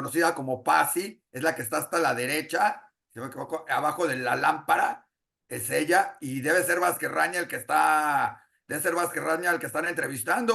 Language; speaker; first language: Spanish; native; Spanish